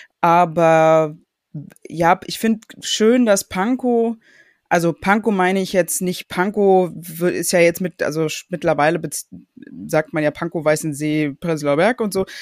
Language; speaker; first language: German; native; German